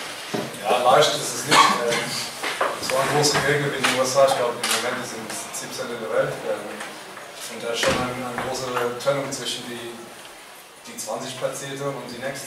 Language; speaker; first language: German; non-native, fluent; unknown